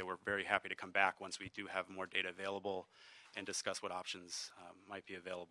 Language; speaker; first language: English; native; English